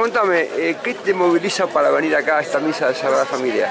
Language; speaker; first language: Spanish; native; Spanish